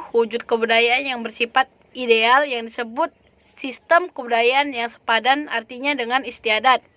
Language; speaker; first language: Indonesian; native; Indonesian